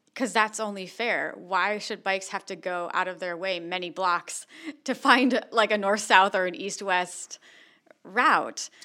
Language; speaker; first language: English; native; English